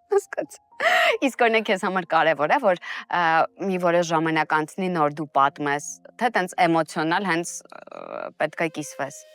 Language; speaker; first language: Armenian; native; Armenian